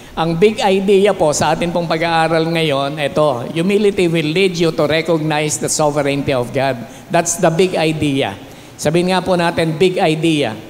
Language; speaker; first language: Filipino; native; Filipino